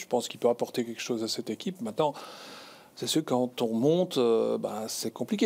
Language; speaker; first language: French; native; French